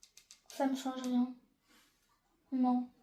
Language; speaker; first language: French; native; French